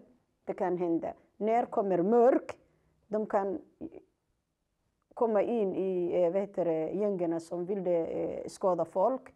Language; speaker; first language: Swedish; non-native, learner; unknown